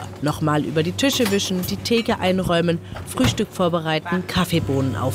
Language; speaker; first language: German; native; German